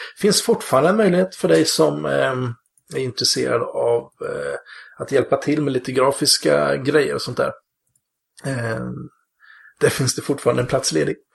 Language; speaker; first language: Swedish; native; Swedish